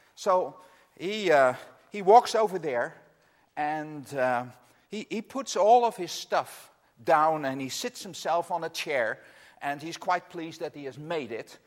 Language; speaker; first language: English; non-native, fluent; Dutch